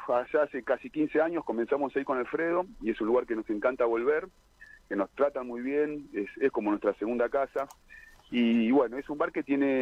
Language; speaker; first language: Spanish; native; Spanish